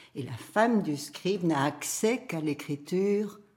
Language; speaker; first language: French; native; French